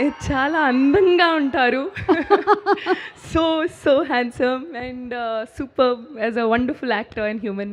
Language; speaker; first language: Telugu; non-native, learner; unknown